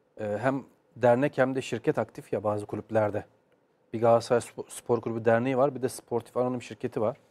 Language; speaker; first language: Turkish; native; Turkish